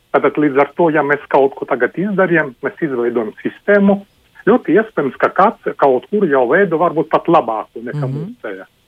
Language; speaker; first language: Latvian; non-native, local second language; Russian